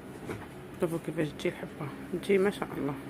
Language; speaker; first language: Arabic; native; Arabic